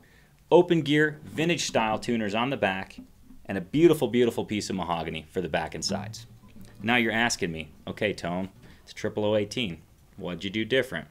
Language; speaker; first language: English; native; English